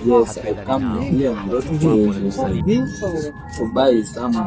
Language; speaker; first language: English; non-native, learner; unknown